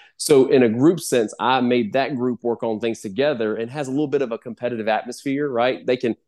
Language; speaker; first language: English; native; English